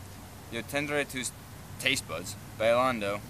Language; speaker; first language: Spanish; non-native, learner; English